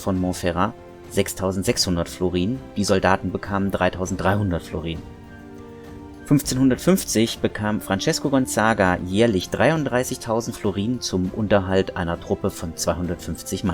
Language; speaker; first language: German; native; German